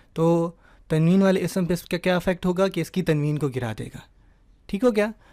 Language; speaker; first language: Urdu; native; Urdu